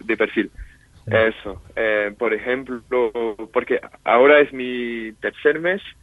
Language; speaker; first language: Spanish; non-native, fluent; French